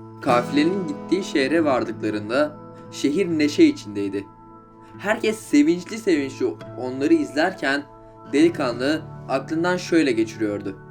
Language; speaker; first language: Turkish; native; Turkish